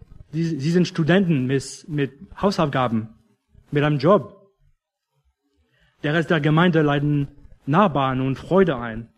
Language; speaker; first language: German; non-native, fluent; English